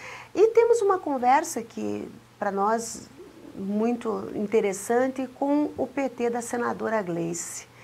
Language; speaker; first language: Portuguese; native; Portuguese